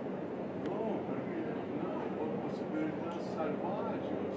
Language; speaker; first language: Italian; non-native, learner; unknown